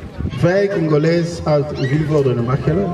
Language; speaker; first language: Dutch; non-native, fluent; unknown